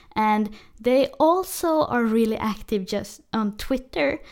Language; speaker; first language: English; non-native, fluent; Swedish